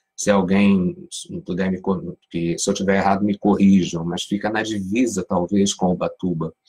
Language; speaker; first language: Portuguese; native; Portuguese